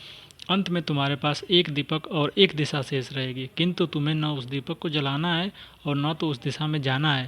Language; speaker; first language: Hindi; native; Hindi